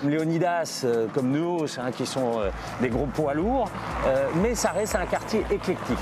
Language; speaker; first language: French; native; French